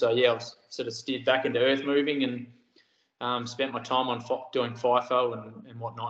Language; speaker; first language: English; native; English